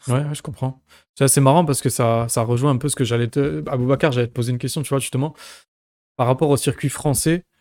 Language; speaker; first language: French; native; French